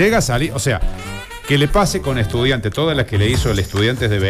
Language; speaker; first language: Spanish; native; Spanish